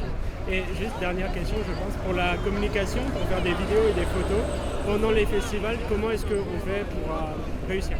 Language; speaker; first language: French; native; French